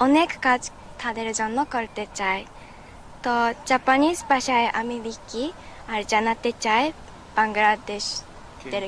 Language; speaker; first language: Bangla; non-native, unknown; Japanese